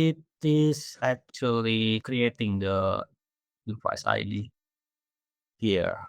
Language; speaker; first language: English; non-native, fluent; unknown